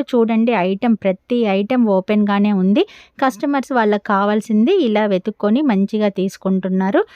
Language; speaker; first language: Telugu; native; Telugu